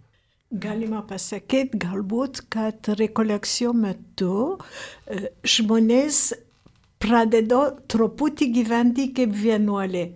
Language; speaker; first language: Lithuanian; non-native, fluent; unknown